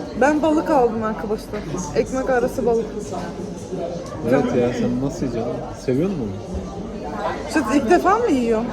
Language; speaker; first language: Turkish; early bilingual, heritage; Turkish